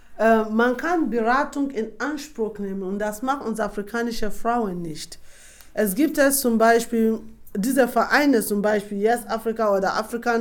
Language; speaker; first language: German; non-native, fluent; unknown